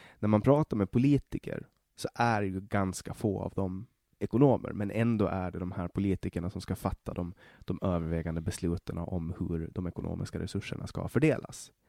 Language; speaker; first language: Swedish; native; Swedish